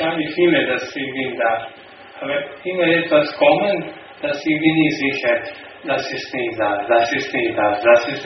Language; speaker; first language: German; non-native, learner; Slovenian